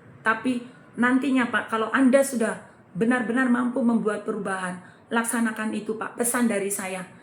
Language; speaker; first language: Indonesian; native; Indonesian